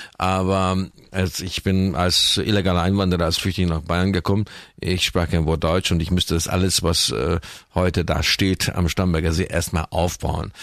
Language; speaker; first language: German; non-native, fluent; Hungarian